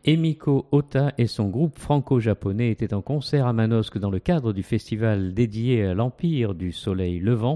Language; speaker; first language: French; native; French